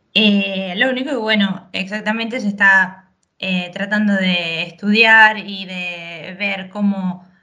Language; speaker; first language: Spanish; native; Spanish